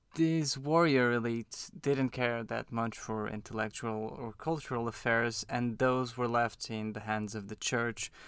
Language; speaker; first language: English; non-native, fluent; Portuguese